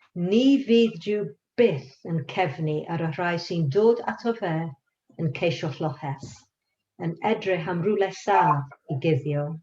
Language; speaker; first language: Welsh; non-native, local second language; English